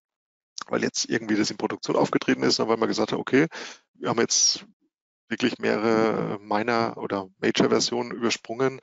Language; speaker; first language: German; native; German